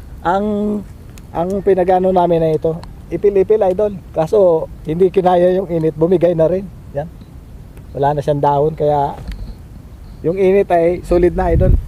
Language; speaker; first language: Filipino; native; Filipino